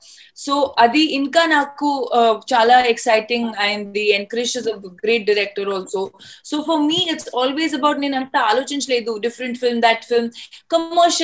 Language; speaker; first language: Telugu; non-native, fluent; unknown